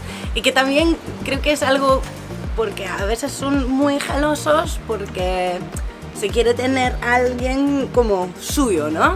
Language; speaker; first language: Spanish; non-native, fluent; Dutch